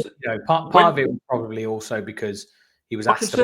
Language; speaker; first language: English; native; English